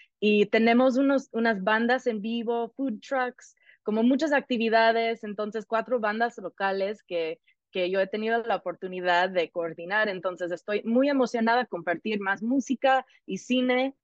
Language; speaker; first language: Spanish; non-native, fluent; English